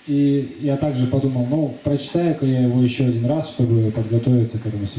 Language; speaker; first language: Russian; native; Russian